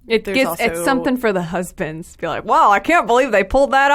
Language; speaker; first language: English; native; English